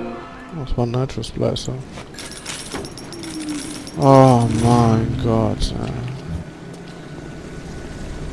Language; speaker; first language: German; native; German